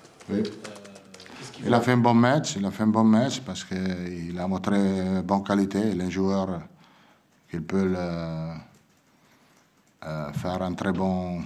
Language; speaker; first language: French; non-native, learner; Italian